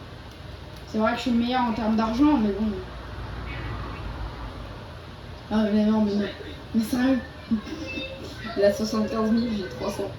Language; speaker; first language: French; native; French